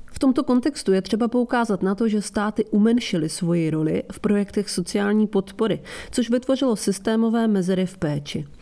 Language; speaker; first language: Czech; non-native, fluent; Italian